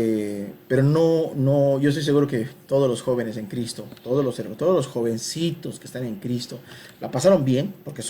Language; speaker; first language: Spanish; native; Spanish